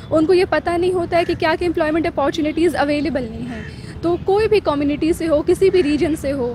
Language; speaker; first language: Hindi; native; Hindi